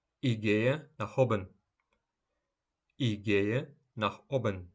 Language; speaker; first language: German; non-native, fluent; Ukrainian